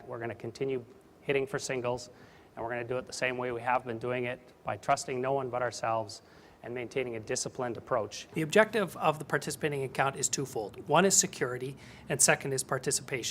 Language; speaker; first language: English; native; English